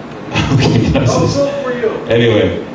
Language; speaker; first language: Spanish; non-native, learner; English